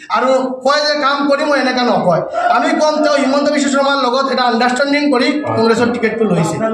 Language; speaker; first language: Assamese; non-native, local second language; Bangla